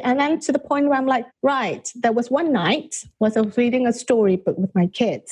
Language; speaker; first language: English; non-native, local second language; Malay